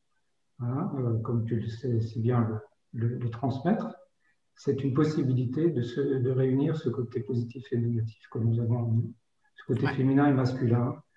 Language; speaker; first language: French; native; French